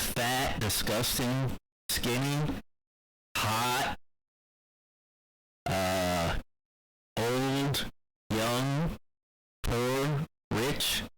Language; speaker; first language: English; native; English